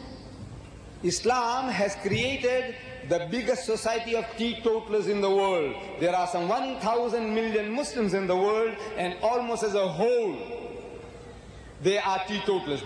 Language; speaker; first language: English; early bilingual, other home language; Gujarati